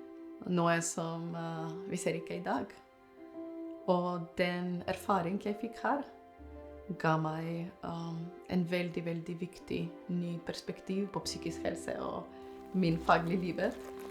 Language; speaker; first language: Norwegian; non-native, fluent; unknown